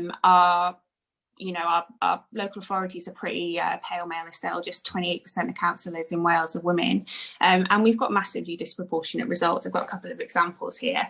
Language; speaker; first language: English; native; English